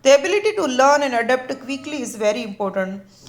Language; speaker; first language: English; non-native, local second language; Gujarati